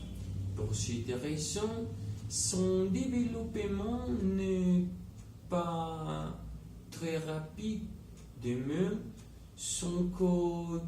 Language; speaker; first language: French; non-native, learner; Spanish